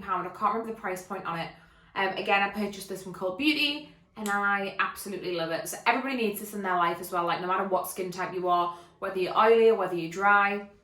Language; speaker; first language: English; native; English